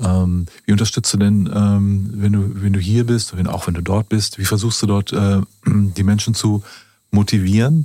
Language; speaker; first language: German; native; German